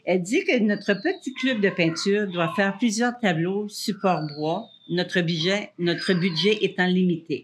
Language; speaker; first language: French; native; French